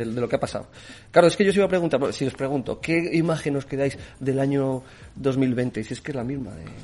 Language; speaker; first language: Spanish; native; Spanish